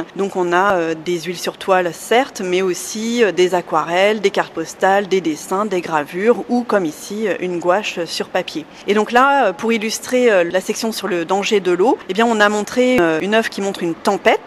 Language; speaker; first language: French; native; French